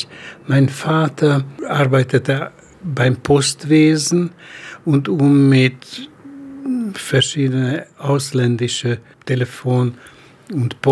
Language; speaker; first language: German; non-native, fluent; Hungarian